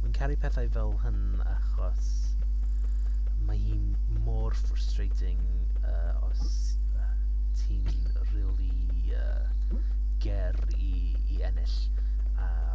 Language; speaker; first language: Welsh; non-native, learner; English